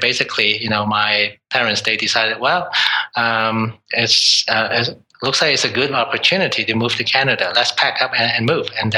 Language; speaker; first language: English; non-native, local second language; Cantonese